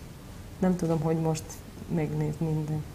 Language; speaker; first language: Hungarian; non-native, learner; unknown